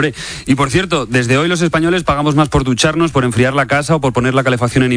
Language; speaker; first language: Spanish; native; Spanish